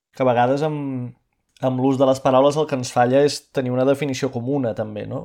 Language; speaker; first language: Catalan; non-native, fluent; Portuguese